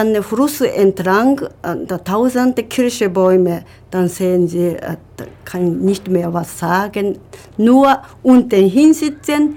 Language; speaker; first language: German; non-native, learner; Japanese